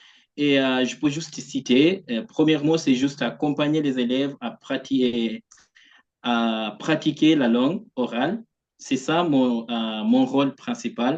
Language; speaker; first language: French; non-native, fluent; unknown